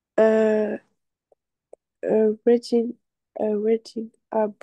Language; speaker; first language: English; non-native, learner; French